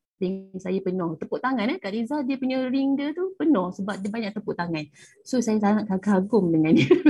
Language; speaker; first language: Malay; native; Malay